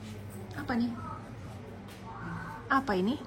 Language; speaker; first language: Indonesian; native; Indonesian